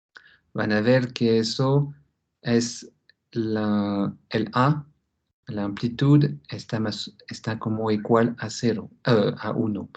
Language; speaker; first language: Spanish; non-native, fluent; French